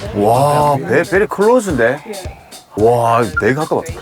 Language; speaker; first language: Korean; native; Korean